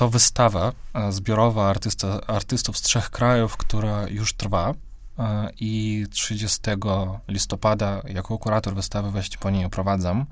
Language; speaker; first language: Polish; non-native, fluent; Russian